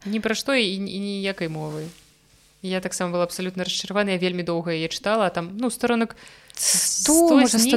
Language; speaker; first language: Belarusian; non-native, local second language; Russian